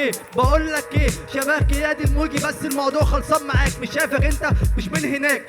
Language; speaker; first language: Arabic; native; Arabic